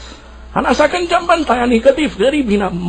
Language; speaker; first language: Arabic; non-native, learner; Urdu